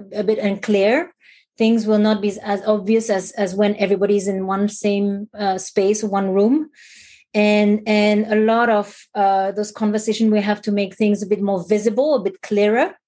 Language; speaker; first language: English; non-native, fluent; French